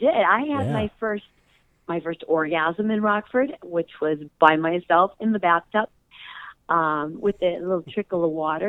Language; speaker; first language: English; native; English